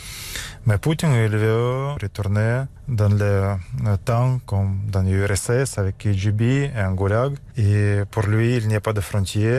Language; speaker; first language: French; non-native, learner; Russian